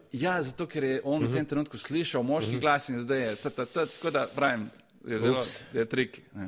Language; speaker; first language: Slovenian; early bilingual, other home language; Croatian